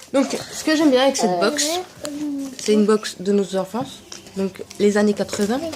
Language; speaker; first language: French; native; French